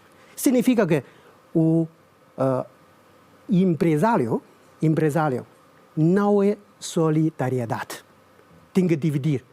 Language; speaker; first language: Portuguese; non-native, learner; Chinese